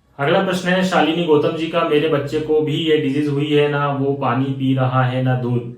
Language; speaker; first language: Hindi; native; Hindi